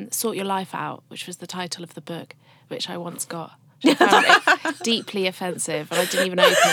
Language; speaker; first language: English; native; English